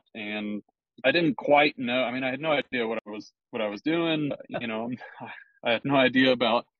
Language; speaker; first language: English; native; English